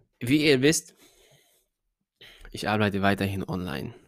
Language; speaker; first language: German; non-native, fluent; Hungarian